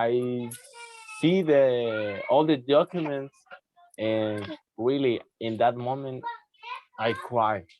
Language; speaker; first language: English; non-native, learner; Spanish